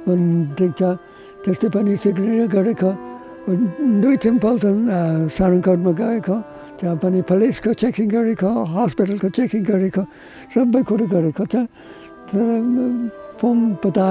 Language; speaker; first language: Nepali; non-native, learner; English